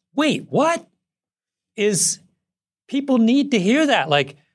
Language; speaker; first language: English; native; English